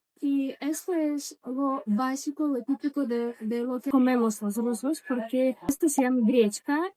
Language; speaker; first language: Spanish; non-native, fluent; Russian